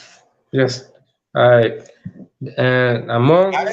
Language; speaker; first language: English; non-native, learner; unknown